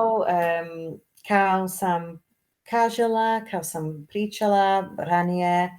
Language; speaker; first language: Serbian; non-native, learner; English